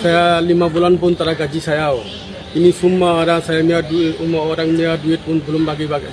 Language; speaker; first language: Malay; non-native, learner; Bangla